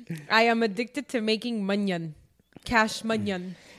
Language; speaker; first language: English; early bilingual, other home language; Spanish